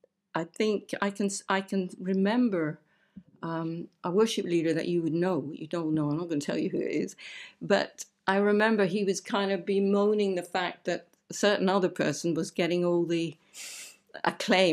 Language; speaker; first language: English; native; English